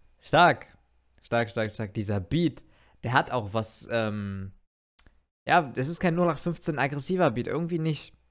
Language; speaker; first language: German; early bilingual, other home language; Turkish